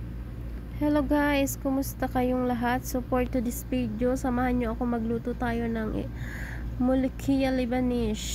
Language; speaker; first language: Filipino; native; Filipino